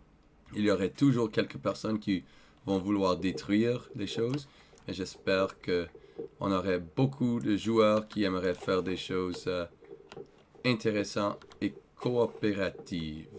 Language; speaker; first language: French; non-native, learner; English